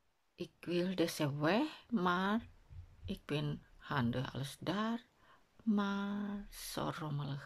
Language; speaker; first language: Dutch; non-native, learner; Indonesian